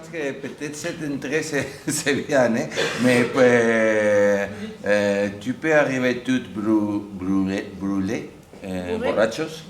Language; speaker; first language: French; non-native, fluent; Spanish